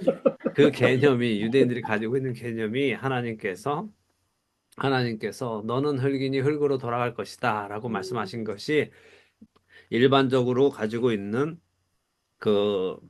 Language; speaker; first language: Korean; native; Korean